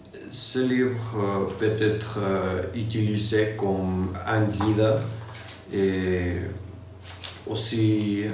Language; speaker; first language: French; non-native, learner; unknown